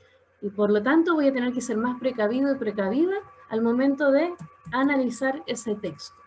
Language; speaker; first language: Spanish; native; Spanish